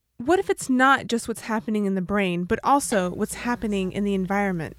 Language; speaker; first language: English; native; English